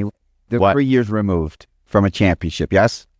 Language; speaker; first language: English; native; English